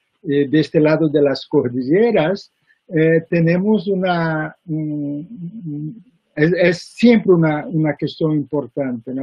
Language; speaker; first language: Spanish; non-native, fluent; Portuguese